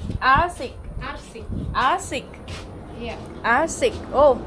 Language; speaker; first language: English; non-native, learner; Thai